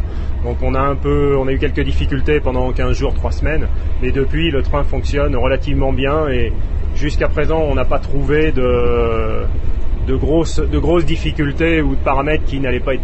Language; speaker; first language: French; native; French